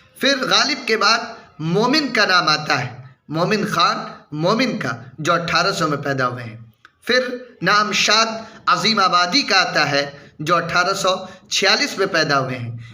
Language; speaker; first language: Urdu; native; Urdu